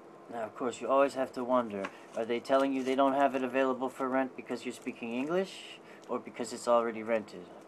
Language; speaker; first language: English; native; English